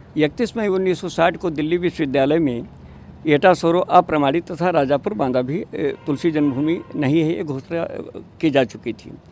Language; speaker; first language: Hindi; native; Hindi